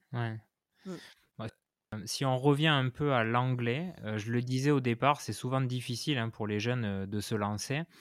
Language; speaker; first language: French; native; French